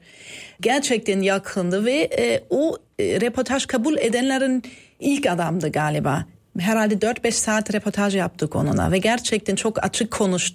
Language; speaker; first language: Turkish; non-native, fluent; German